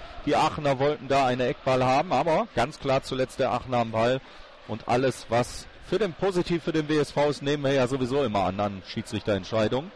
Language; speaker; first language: German; native; German